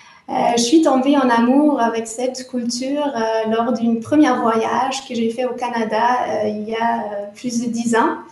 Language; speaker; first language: French; non-native, fluent; German